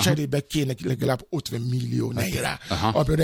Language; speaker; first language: Hungarian; non-native, fluent; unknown